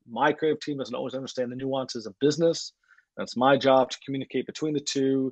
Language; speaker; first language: English; native; English